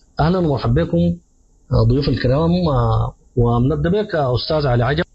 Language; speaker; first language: Arabic; native; Arabic